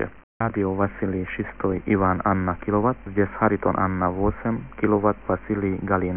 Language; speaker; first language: Russian; non-native, learner; Hungarian